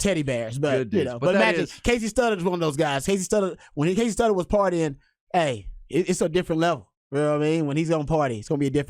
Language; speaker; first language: English; native; English